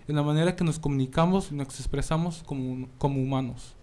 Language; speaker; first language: Spanish; early bilingual, heritage; Spanish